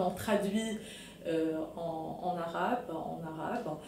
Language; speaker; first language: French; non-native, local second language; Arabic